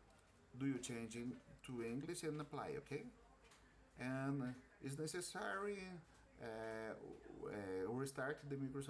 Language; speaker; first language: English; non-native, learner; Portuguese